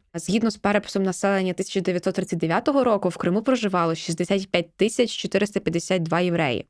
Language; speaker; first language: Ukrainian; native; Ukrainian